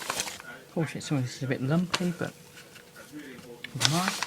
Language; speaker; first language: English; native; English